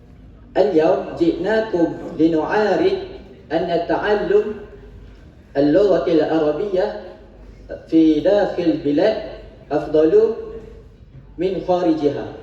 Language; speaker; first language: Arabic; non-native, learner; Malay